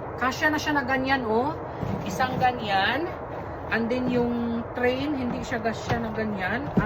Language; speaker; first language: Filipino; native; Filipino